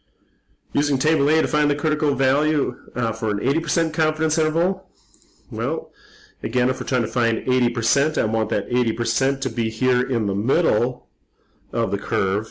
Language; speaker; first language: English; native; English